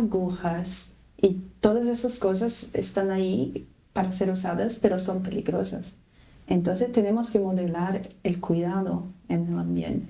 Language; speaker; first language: Spanish; non-native, fluent; Portuguese